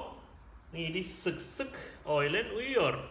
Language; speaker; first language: Turkish; non-native, fluent; Indonesian